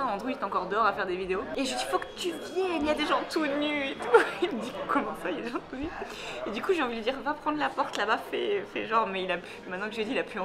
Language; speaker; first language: French; native; French